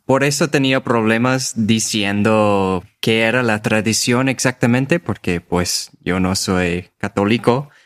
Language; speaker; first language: Spanish; non-native, fluent; English